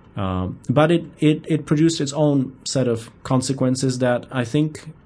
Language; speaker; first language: English; non-native, fluent; Polish